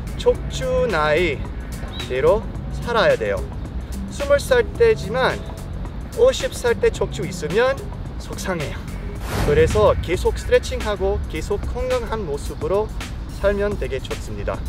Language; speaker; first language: Korean; non-native, fluent; English